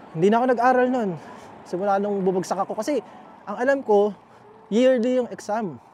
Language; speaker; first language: Filipino; native; Filipino